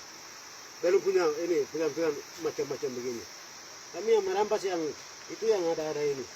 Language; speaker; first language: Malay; non-native, local second language; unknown